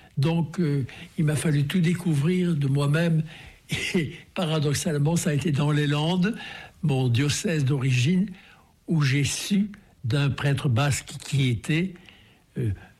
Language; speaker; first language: French; native; French